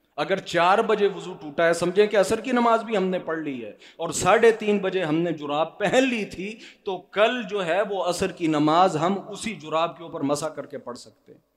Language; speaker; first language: Urdu; non-native, local second language; Punjabi